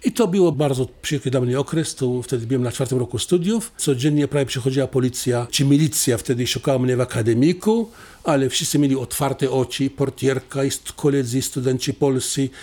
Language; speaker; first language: Polish; non-native, fluent; Assyrian Neo-Aramaic